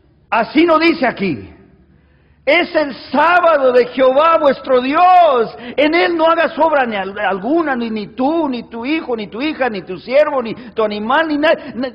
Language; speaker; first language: Spanish; native; Spanish